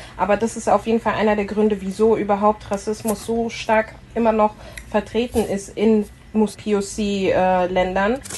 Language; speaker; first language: German; native; German